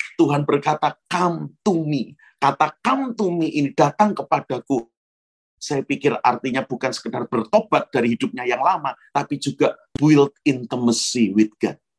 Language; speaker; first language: Indonesian; native; Indonesian